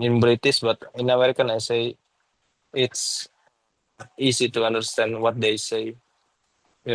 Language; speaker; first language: English; non-native, learner; Indonesian